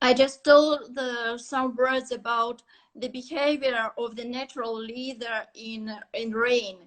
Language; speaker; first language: English; non-native, fluent; Russian